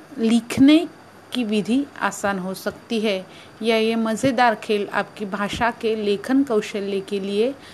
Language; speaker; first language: Hindi; non-native, local second language; Marathi